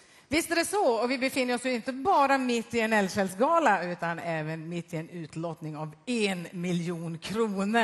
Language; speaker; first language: Swedish; native; Swedish